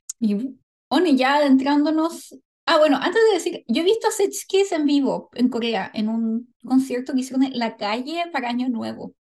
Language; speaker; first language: Spanish; native; Spanish